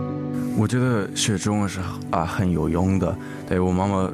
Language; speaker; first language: Chinese; early bilingual, heritage; English